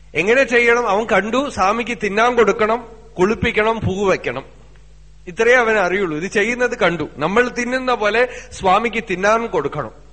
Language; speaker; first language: Malayalam; native; Malayalam